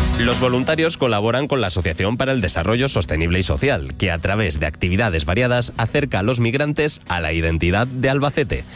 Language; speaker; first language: Spanish; native; Spanish